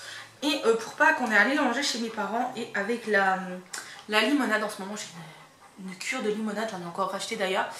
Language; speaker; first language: French; native; French